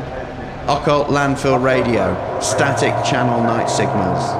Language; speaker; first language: English; native; English